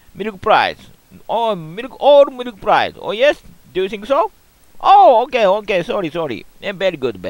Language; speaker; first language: English; non-native, learner; Japanese